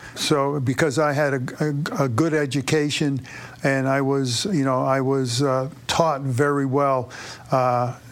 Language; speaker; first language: English; native; English